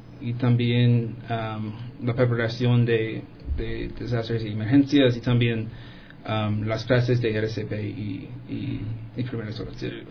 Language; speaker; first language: Spanish; non-native, fluent; English